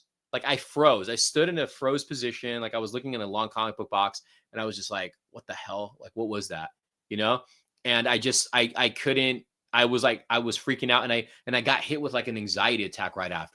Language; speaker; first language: English; native; English